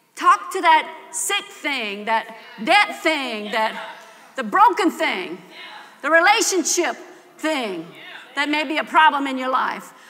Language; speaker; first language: English; native; English